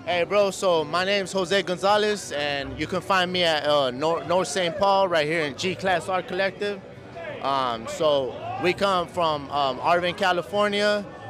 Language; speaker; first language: English; early bilingual, other home language; Spanish